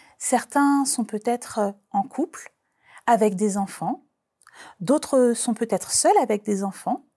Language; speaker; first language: French; native; French